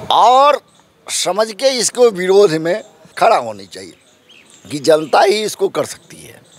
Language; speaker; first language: Hindi; native; Hindi